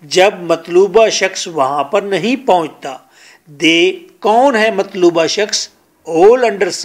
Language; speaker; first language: Urdu; non-native, local second language; Punjabi